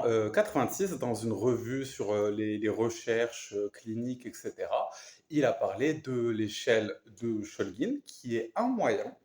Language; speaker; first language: French; native; French